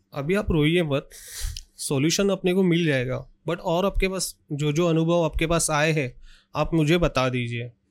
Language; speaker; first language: Hindi; non-native, local second language; Marathi